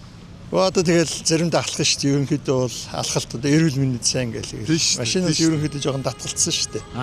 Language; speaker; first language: Mongolian; native; Mongolian